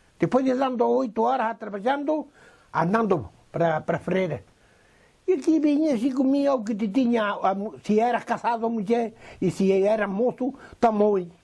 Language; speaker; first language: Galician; native; Galician